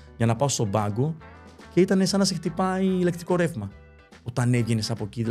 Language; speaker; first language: Greek; early bilingual, other home language; Spanish